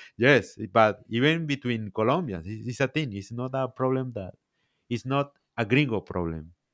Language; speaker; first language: English; non-native, learner; Spanish